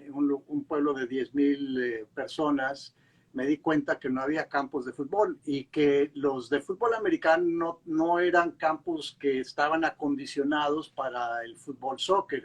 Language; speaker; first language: Spanish; native; Spanish